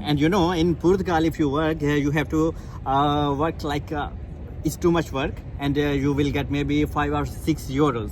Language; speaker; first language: English; non-native, learner; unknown